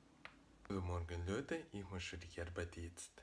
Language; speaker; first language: German; non-native, learner; Russian